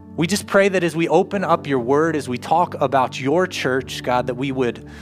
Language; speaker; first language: English; native; English